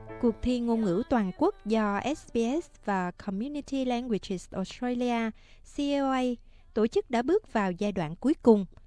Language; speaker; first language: Vietnamese; native; Vietnamese